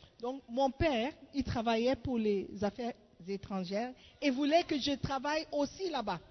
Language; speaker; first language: French; non-native, fluent; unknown